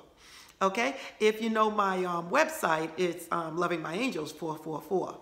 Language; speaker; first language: English; native; English